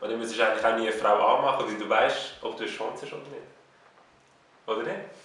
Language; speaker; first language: German; native; German